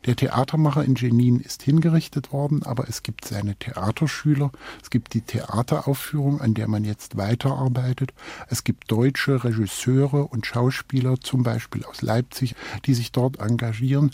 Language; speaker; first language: German; native; German